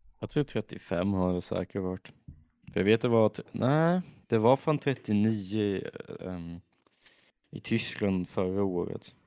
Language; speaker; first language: Swedish; native; Swedish